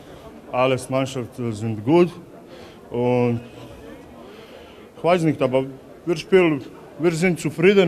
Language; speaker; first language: German; non-native, learner; Croatian